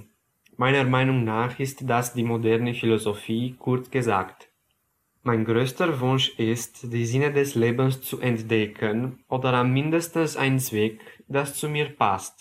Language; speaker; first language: German; non-native, fluent; Romanian